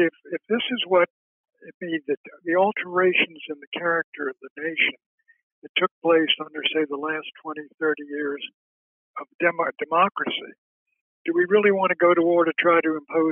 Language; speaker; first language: English; native; English